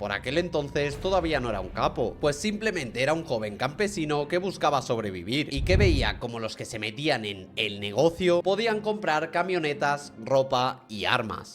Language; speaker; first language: Spanish; native; Spanish